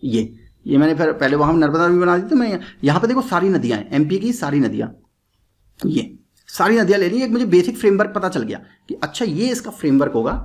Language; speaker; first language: Hindi; native; Hindi